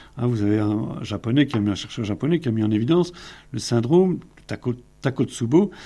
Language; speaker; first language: French; native; French